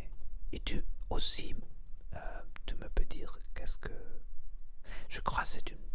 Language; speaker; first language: French; non-native, learner; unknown